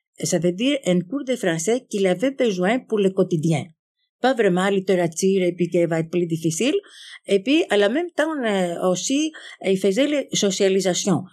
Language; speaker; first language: French; non-native, fluent; Greek